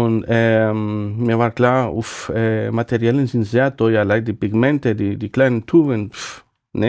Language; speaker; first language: German; non-native, fluent; Spanish